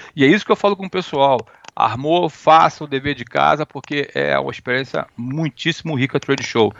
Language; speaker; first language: Portuguese; native; Portuguese